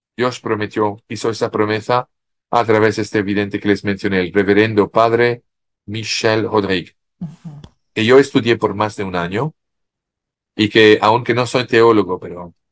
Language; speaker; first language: Spanish; non-native, fluent; French